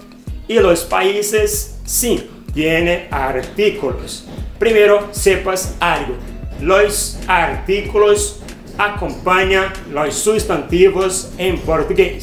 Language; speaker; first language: Spanish; non-native, fluent; Portuguese